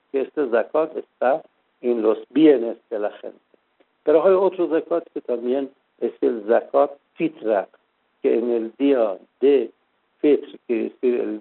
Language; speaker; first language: Spanish; non-native, fluent; Persian